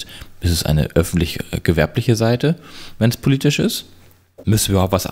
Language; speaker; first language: German; native; German